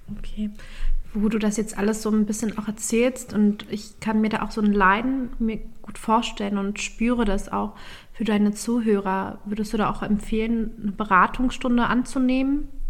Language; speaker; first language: German; early bilingual, other home language; Turkish